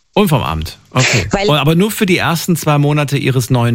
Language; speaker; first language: German; native; German